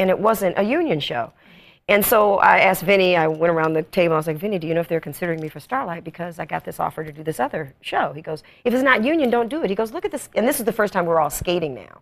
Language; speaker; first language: English; native; English